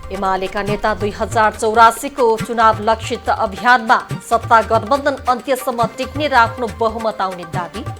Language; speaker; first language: Nepali; native; Nepali